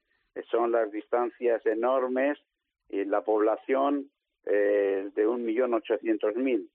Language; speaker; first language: Spanish; native; Spanish